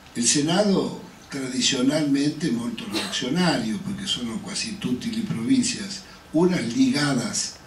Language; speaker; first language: Italian; non-native, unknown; Spanish